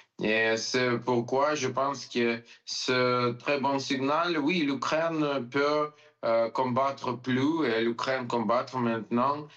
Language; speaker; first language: French; non-native, learner; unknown